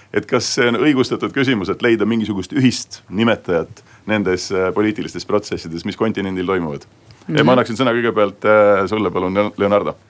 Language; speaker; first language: Estonian; native; Estonian